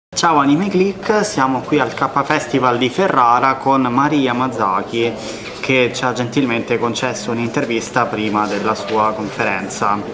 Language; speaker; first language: Italian; native; Italian